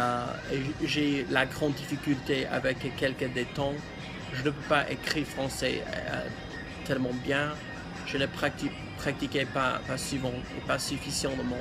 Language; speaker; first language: French; non-native, learner; English